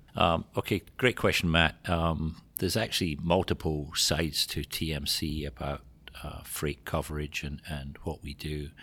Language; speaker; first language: English; native; English